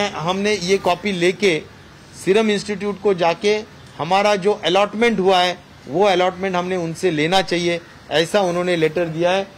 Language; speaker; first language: Hindi; non-native, local second language; Marathi